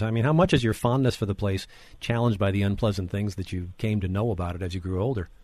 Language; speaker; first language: English; native; English